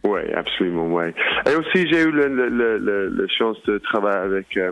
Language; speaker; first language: French; non-native, learner; English